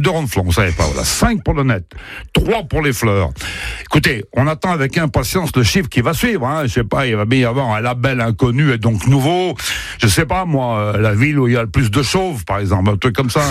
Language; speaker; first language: French; native; French